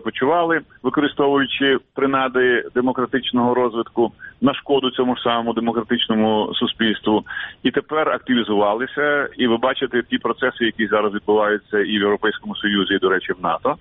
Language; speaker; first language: Ukrainian; native; Ukrainian